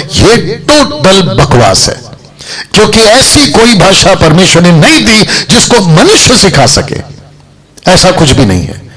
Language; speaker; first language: Hindi; non-native, local second language; Telugu